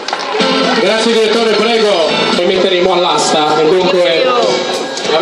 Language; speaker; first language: Italian; native; Italian